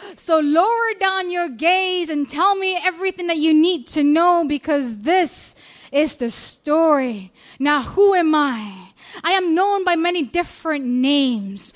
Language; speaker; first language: English; non-native, local second language; Malay